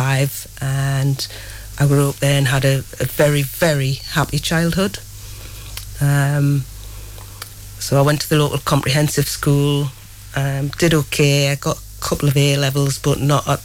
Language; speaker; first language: English; native; English